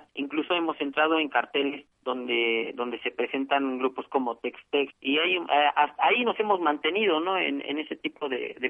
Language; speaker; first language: Spanish; native; Spanish